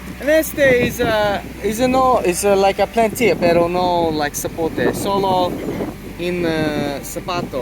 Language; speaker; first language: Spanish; non-native, learner; English